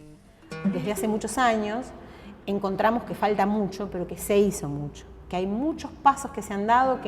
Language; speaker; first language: Spanish; native; Spanish